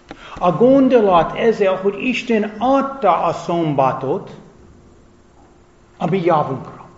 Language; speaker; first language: Hungarian; non-native, fluent; English